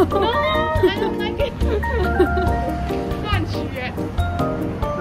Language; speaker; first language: English; non-native, learner; Chinese